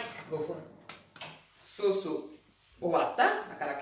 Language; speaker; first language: Japanese; non-native, learner; Italian